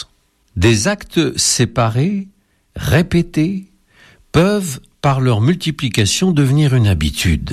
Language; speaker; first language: French; native; French